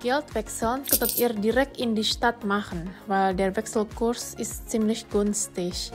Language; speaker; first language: German; non-native, fluent; Indonesian